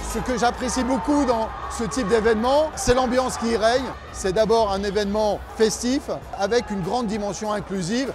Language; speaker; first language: French; native; French